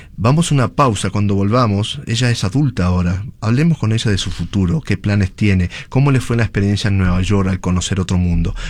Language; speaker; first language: Spanish; native; Spanish